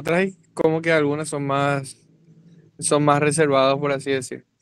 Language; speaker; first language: Spanish; native; Spanish